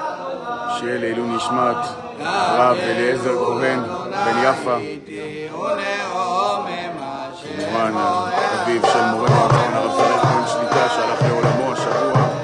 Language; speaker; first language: Hebrew; native; Hebrew